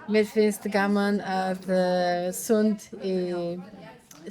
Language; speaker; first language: Icelandic; non-native, learner; Arabic